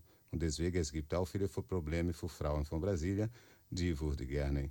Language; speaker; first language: German; non-native, learner; Portuguese